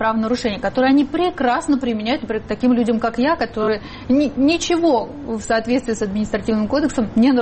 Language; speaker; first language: Russian; native; Russian